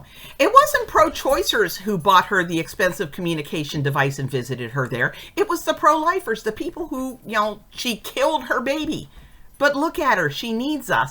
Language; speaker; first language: English; native; English